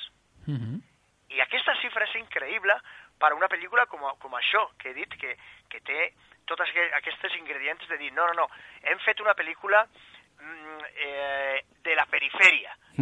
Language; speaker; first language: Catalan; non-native, fluent; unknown